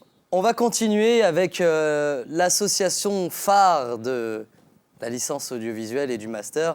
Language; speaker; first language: French; native; French